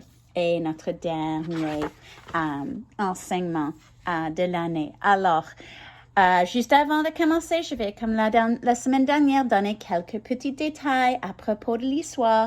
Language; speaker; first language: French; non-native, learner; English